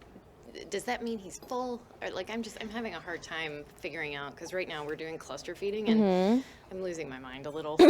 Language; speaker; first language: English; native; English